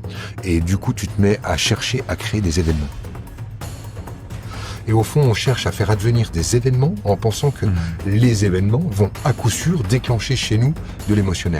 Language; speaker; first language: French; native; French